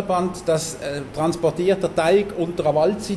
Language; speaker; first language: German; native; German